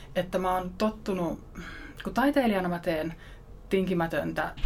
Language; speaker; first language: Finnish; native; Finnish